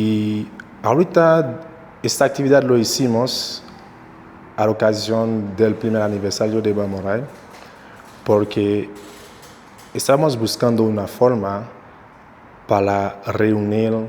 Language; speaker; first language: Spanish; non-native, local second language; Haitian Creole